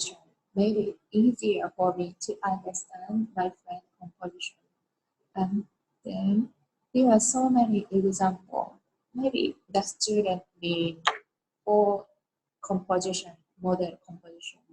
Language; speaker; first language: English; non-native, learner; Japanese